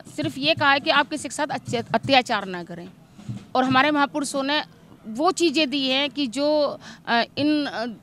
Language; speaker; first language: Hindi; native; Hindi